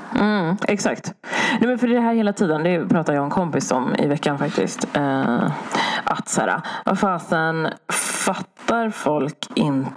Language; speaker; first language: Swedish; early bilingual, other home language; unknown